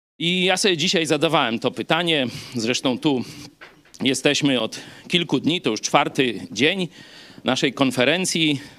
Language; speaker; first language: Polish; native; Polish